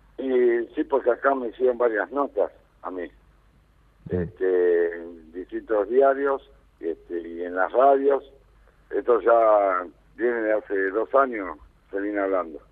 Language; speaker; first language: Spanish; native; Spanish